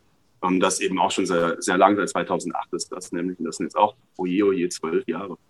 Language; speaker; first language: German; native; German